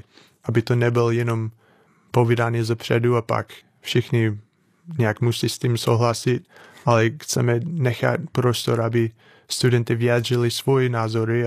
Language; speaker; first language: Czech; non-native, fluent; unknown